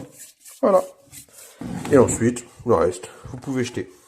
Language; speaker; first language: French; native; French